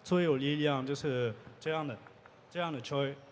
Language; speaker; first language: Chinese; non-native, learner; French